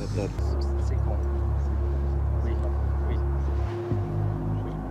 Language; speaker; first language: French; non-native, learner; Danish